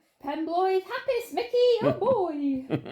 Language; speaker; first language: Welsh; non-native, fluent; English